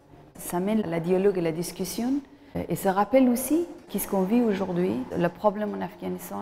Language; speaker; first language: French; non-native, fluent; Persian